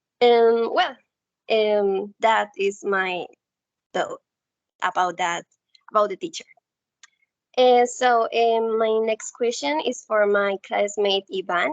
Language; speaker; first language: English; non-native, learner; Spanish